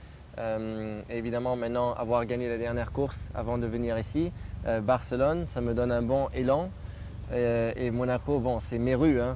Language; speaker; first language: French; non-native, local second language; German